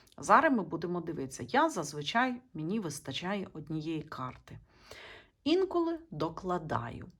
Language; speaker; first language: Ukrainian; non-native, local second language; Russian